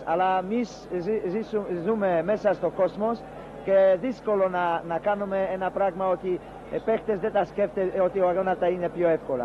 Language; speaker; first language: Greek; non-native, learner; Polish